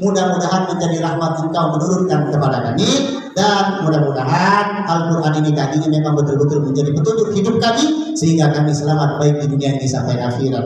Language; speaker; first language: Indonesian; native; Indonesian